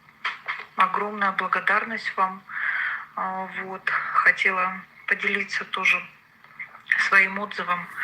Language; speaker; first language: Russian; native; Russian